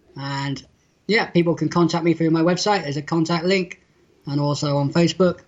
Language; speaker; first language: English; native; English